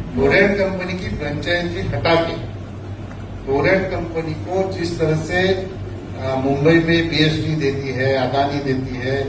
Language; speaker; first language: Hindi; non-native, local second language; Marathi